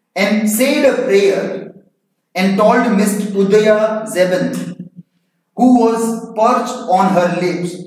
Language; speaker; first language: English; non-native, local second language; Gujarati